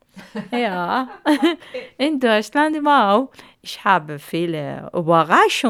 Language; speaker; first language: German; non-native, learner; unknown